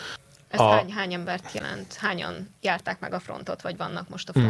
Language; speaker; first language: Hungarian; native; Hungarian